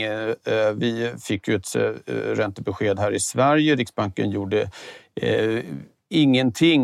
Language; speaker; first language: Swedish; native; Swedish